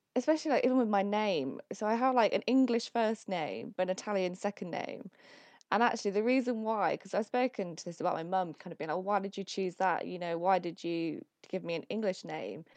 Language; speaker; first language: English; early bilingual, other home language; Italian